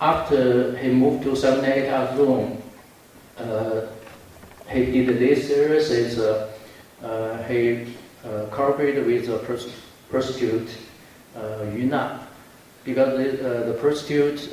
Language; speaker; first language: English; non-native, fluent; Chinese